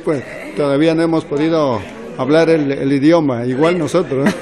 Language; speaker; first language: Spanish; native; Spanish